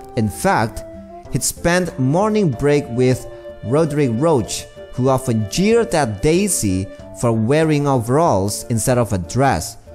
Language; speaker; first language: English; non-native, fluent; Indonesian